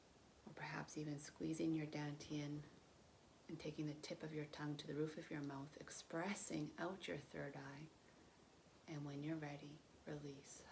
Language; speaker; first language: English; native; English